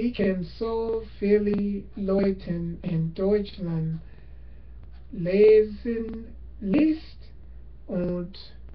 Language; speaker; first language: German; non-native, learner; English